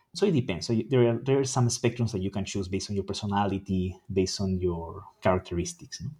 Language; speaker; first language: English; non-native, fluent; Spanish